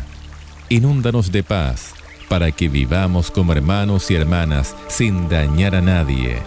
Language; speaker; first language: Spanish; native; Spanish